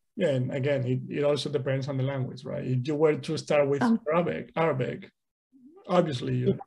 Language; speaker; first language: English; non-native, fluent; Spanish